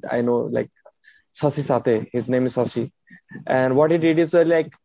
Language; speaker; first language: English; non-native, local second language; Hindi